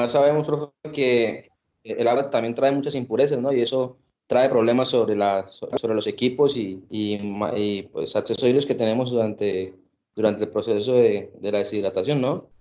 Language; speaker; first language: Spanish; native; Spanish